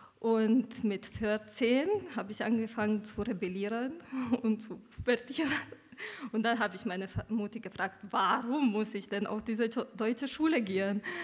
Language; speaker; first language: German; early bilingual, other home language; Romanian